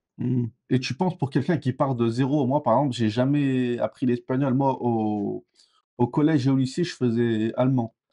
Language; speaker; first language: French; native; French